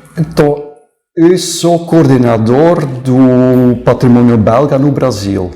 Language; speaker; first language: Portuguese; non-native, fluent; Dutch